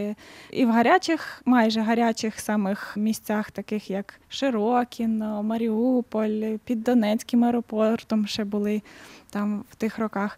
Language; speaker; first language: Ukrainian; native; Ukrainian